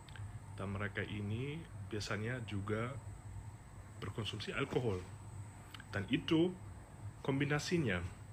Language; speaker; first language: Indonesian; non-native, fluent; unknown